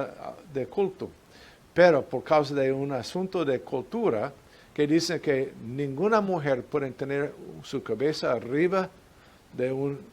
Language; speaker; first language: Spanish; non-native, fluent; English